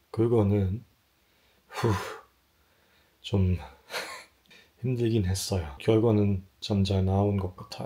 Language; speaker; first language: Korean; non-native, fluent; German